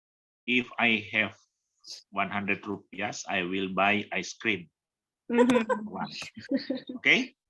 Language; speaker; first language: English; non-native, learner; Indonesian